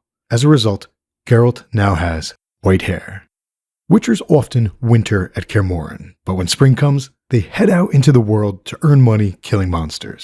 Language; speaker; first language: English; native; English